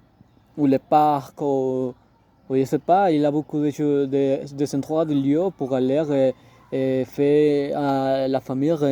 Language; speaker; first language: French; non-native, learner; Spanish